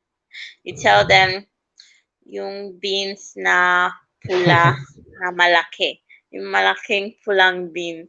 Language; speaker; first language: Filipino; non-native, fluent; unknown